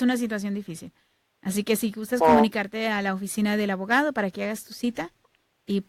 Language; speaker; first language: Spanish; native; Spanish